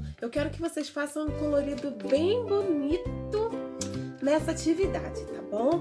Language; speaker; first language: Portuguese; native; Portuguese